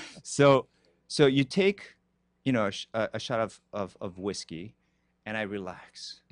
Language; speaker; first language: English; non-native, fluent; Korean